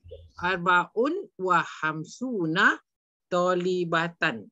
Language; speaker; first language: Arabic; non-native, learner; Malay